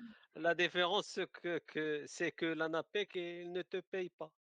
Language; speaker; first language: French; non-native, learner; Arabic